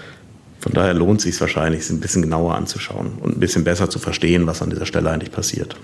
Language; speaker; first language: German; native; German